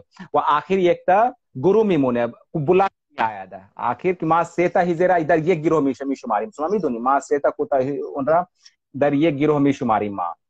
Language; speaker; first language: Persian; non-native, fluent; Hindi